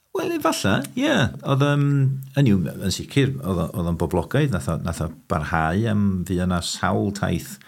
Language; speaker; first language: Welsh; early bilingual, heritage; Welsh